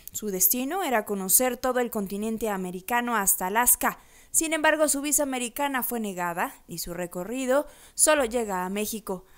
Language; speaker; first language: Spanish; native; Spanish